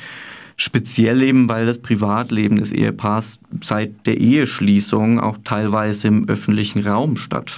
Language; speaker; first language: German; native; German